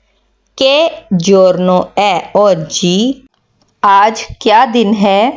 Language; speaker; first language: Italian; non-native, fluent; Urdu